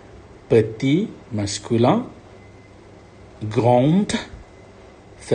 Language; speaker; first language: French; non-native, fluent; Malay